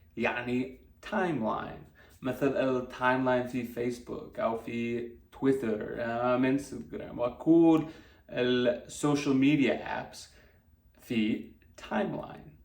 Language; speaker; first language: Arabic; non-native, fluent; English